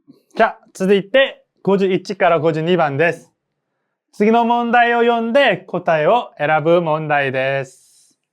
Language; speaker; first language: Japanese; non-native, fluent; Korean